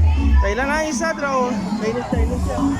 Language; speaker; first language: Filipino; non-native, local second language; Cebuano